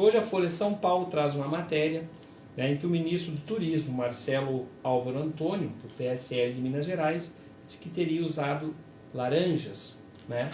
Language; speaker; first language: Portuguese; native; Portuguese